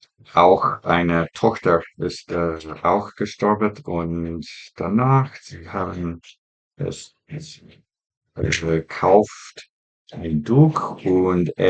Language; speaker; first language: German; non-native, learner; English